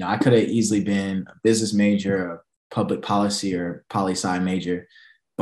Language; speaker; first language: English; native; English